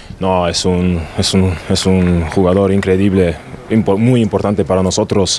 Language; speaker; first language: Spanish; non-native, learner; German